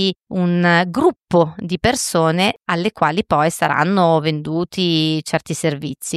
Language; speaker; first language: Italian; native; Italian